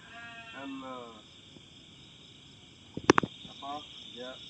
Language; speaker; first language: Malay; non-native, learner; Bangla